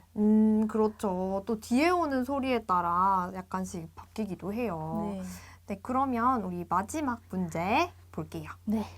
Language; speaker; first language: Korean; native; Korean